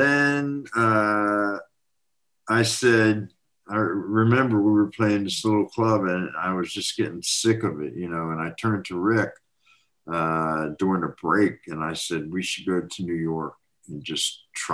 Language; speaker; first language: English; native; English